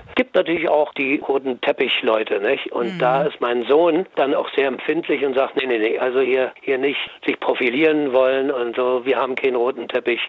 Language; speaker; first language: German; native; German